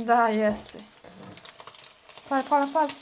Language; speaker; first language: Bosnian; non-native, learner; Chinese